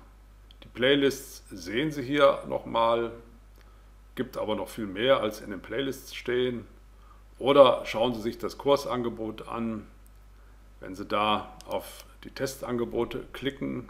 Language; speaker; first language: German; native; German